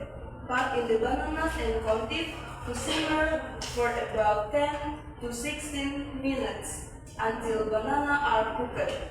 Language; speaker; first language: English; non-native, learner; Indonesian